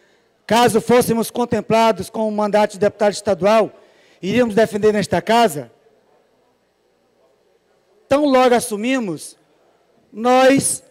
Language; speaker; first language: Portuguese; native; Portuguese